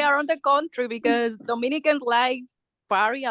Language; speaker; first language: English; non-native, fluent; Spanish